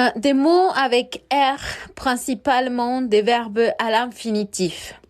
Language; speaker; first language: French; non-native, fluent; Spanish